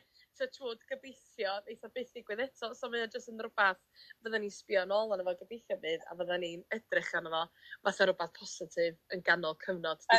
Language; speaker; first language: Welsh; native; Welsh